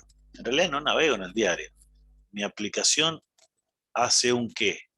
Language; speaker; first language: Spanish; native; Spanish